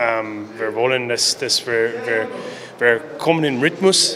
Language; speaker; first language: German; non-native, learner; English